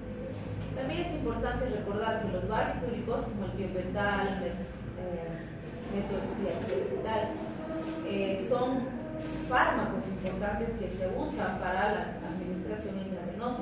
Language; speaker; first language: Spanish; native; Spanish